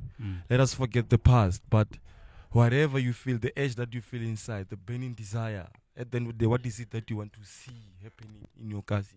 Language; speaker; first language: English; non-native, local second language; Tswana